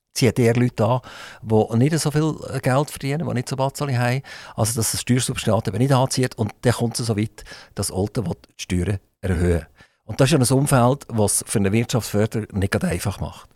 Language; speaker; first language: German; native; German